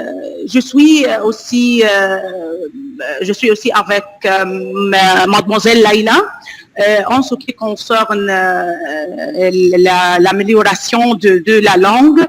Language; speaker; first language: French; non-native, learner; Arabic